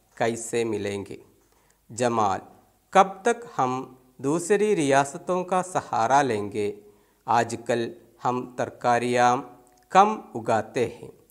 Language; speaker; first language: Urdu; non-native, local second language; Malayalam